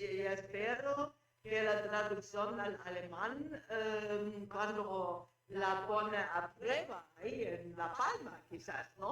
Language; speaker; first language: Spanish; non-native, fluent; German